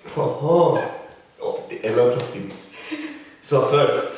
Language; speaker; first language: English; non-native, learner; Turkish